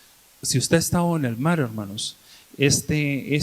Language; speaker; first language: Spanish; native; Spanish